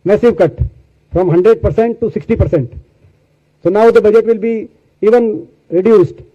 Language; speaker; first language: English; non-native, local second language; Hindi